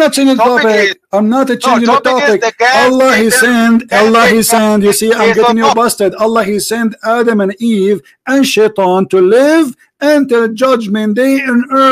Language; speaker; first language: English; non-native, fluent; Arabic